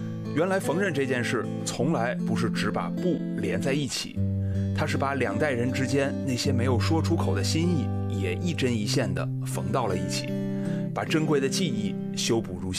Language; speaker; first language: Chinese; native; Chinese